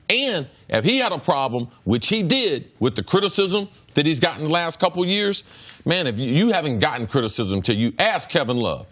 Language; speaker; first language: English; native; English